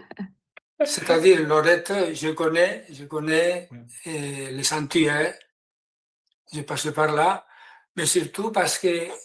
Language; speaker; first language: French; non-native, learner; Spanish